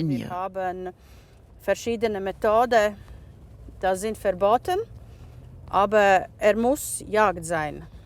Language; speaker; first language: German; non-native, learner; Latvian